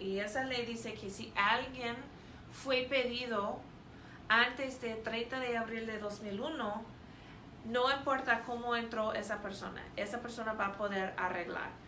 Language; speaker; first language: Spanish; non-native, fluent; English